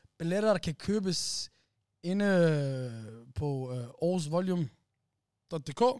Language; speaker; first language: Danish; early bilingual, other home language; Somali